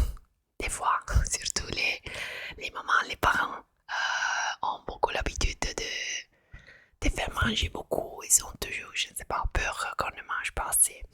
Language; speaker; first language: French; non-native, fluent; Italian